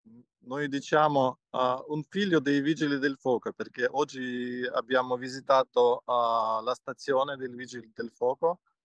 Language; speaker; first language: Italian; non-native, fluent; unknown